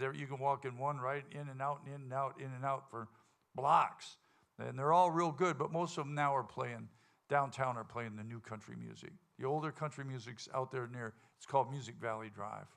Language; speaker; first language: English; native; English